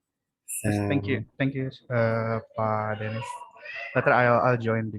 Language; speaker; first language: English; non-native, learner; Indonesian